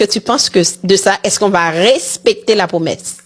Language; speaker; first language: French; non-native, local second language; Haitian Creole